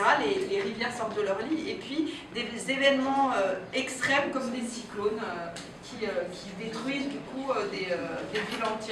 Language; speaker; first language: French; native; French